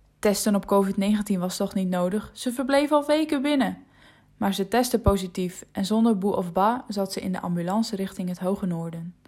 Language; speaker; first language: Dutch; non-native, local second language; Western Frisian